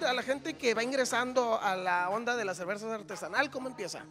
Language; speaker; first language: Spanish; native; Spanish